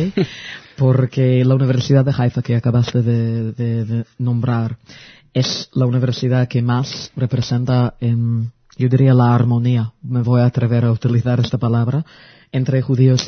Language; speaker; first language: Spanish; early bilingual, heritage; Spanish